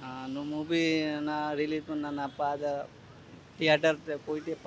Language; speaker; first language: Tamil; non-native, learner; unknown